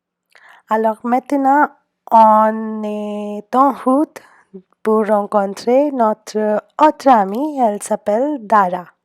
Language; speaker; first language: French; non-native, learner; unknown